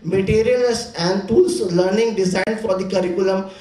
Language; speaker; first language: Hindi; non-native, local second language; Bangla